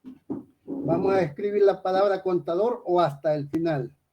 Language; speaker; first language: Spanish; native; Spanish